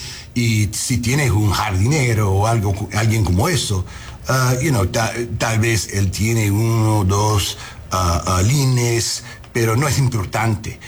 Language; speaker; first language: Spanish; non-native, learner; English